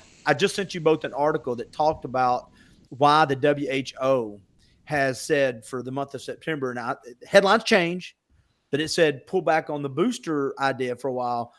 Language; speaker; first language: English; native; English